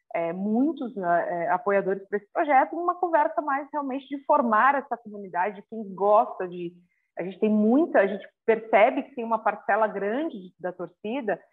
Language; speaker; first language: Portuguese; native; Portuguese